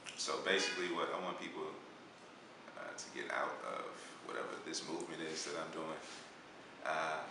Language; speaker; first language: English; native; English